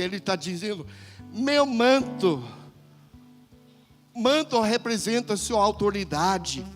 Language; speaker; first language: Portuguese; non-native, fluent; English